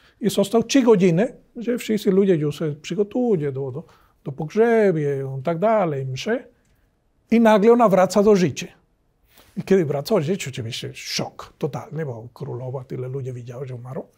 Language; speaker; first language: Polish; non-native, learner; Spanish